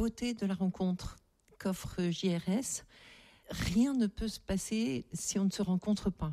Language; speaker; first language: French; native; French